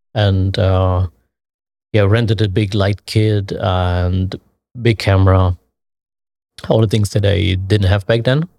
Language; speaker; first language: English; non-native, fluent; German